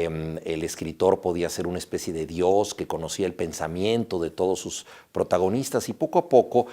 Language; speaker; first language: Spanish; native; Spanish